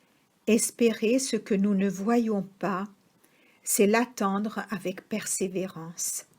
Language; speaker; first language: French; native; French